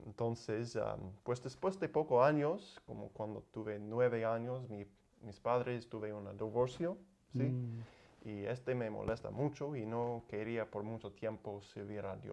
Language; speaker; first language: Spanish; non-native, learner; English